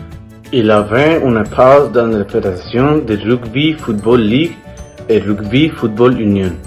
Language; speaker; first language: French; non-native, learner; Spanish